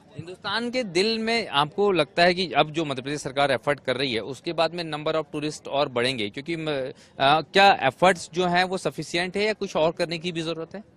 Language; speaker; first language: Hindi; native; Hindi